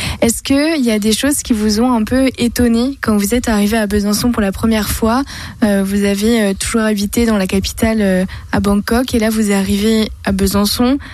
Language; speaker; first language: French; native; French